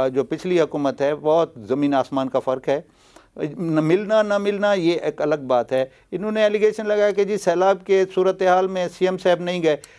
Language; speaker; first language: Urdu; non-native, local second language; Baluchi